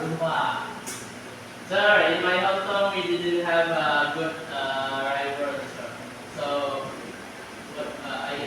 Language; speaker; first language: English; non-native, learner; Indonesian